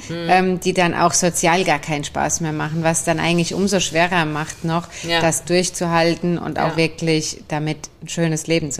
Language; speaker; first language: German; native; German